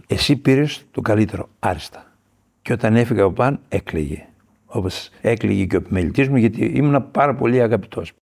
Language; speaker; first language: Greek; native; Greek